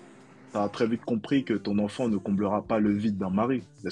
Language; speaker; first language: French; native; French